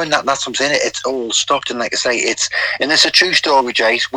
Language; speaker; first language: English; native; English